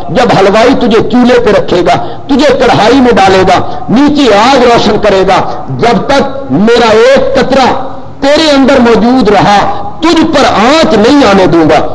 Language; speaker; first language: Urdu; non-native, local second language; Punjabi